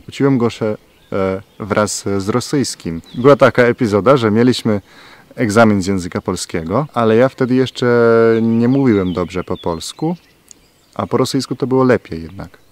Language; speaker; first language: Polish; non-native, fluent; Slovenian